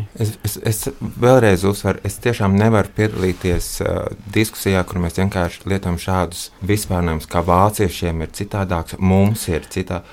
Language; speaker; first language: Latvian; non-native, local second language; Russian